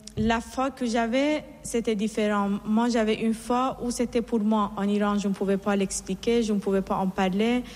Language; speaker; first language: French; non-native, fluent; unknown